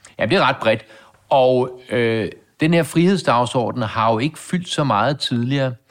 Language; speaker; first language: Danish; native; Danish